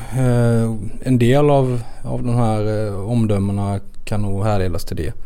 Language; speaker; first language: Swedish; native; Swedish